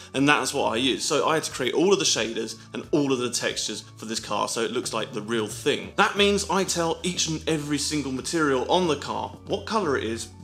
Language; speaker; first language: English; native; English